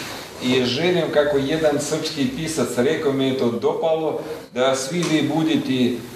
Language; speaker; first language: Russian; non-native, learner; Serbian